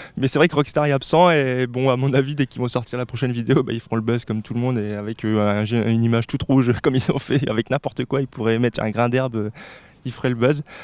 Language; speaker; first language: French; native; French